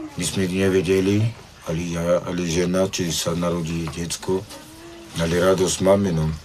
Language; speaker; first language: Slovak; non-native, local second language; Romany